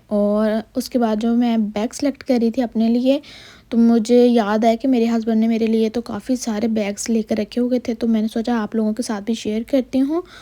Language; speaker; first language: Urdu; non-native, local second language; Punjabi